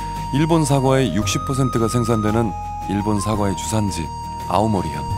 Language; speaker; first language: Korean; native; Korean